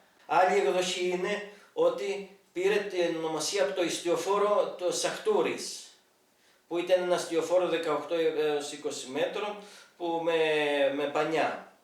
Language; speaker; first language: Greek; native; Greek